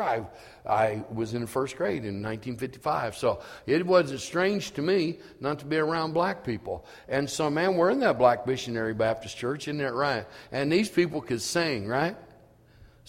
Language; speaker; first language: English; native; English